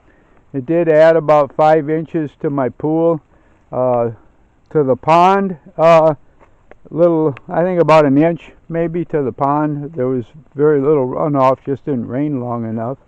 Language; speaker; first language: English; native; English